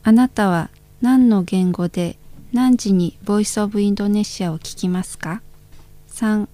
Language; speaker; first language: Japanese; non-native, fluent; Indonesian